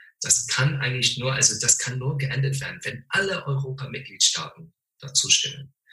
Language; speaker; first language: German; non-native, fluent; English